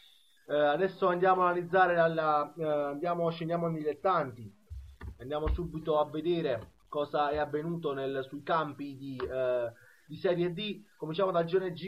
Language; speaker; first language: Italian; native; Italian